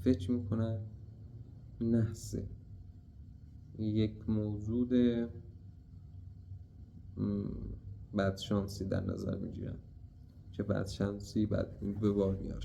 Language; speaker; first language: Persian; native; Persian